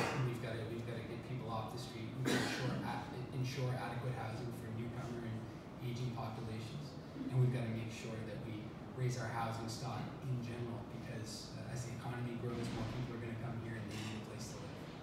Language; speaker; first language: English; native; English